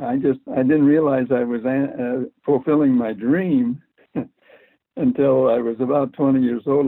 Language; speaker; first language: English; native; English